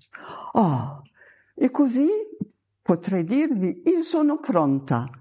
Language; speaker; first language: Italian; non-native, fluent; German